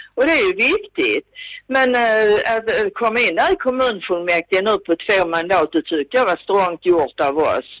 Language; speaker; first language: Swedish; native; Swedish